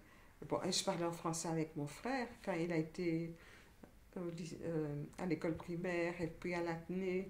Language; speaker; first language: French; native; French